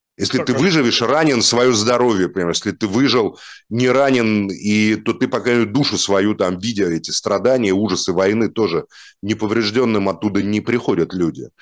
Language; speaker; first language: Russian; native; Russian